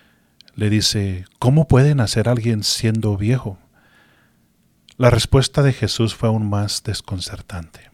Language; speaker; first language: Spanish; native; Spanish